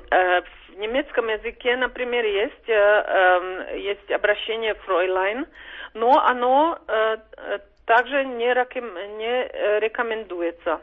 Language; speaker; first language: Russian; non-native, fluent; Czech